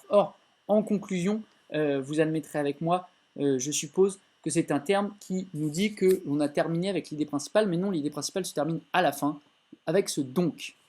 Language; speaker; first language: French; native; French